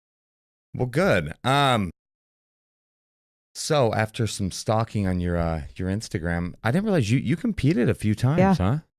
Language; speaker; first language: English; native; English